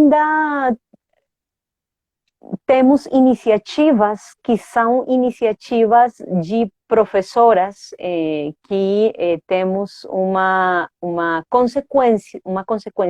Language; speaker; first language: Portuguese; non-native, fluent; Spanish